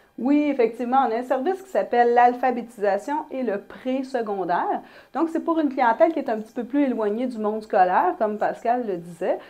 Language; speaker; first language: French; native; French